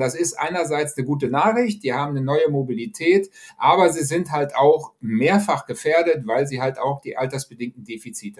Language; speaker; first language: German; native; German